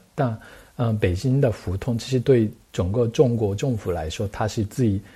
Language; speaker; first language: Chinese; non-native, fluent; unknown